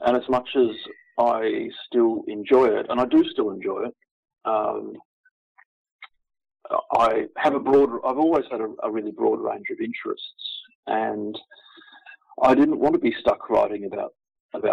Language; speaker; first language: English; native; English